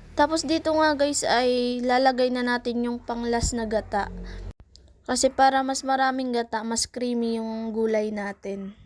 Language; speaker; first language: Filipino; non-native, local second language; Bikol